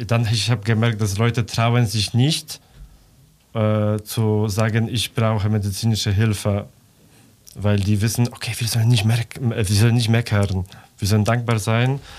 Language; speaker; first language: German; non-native, fluent; Polish